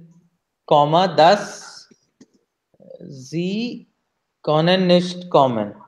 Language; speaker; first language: German; non-native, learner; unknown